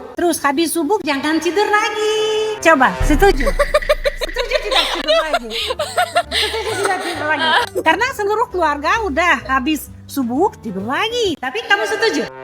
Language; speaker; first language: Indonesian; non-native, fluent; Russian